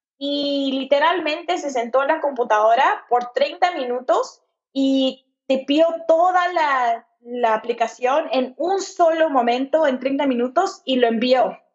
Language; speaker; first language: Spanish; native; Spanish